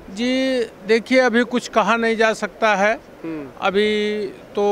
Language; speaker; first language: Hindi; native; Hindi